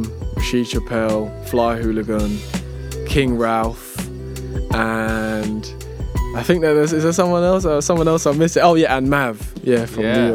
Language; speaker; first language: English; native; English